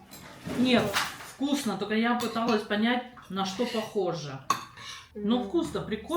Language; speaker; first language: Russian; native; Russian